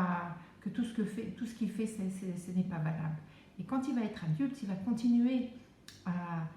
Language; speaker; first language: French; native; French